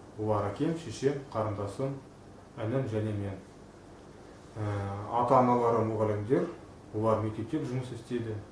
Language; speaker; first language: Kazakh; non-native, learner; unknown